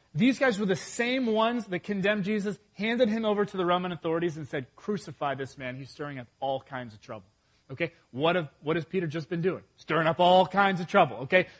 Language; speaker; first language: English; native; English